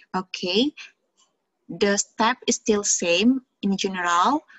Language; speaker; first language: English; non-native, fluent; Indonesian